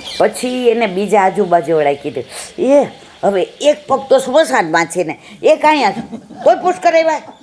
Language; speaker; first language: Gujarati; native; Gujarati